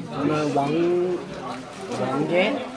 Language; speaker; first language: Korean; non-native, learner; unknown